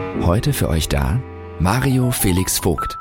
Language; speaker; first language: German; native; German